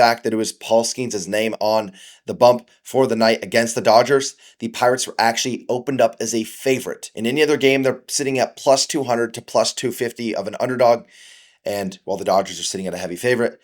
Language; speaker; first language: English; native; English